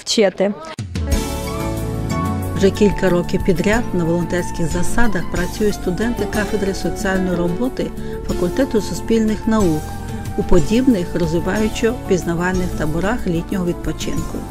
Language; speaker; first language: Ukrainian; native; Ukrainian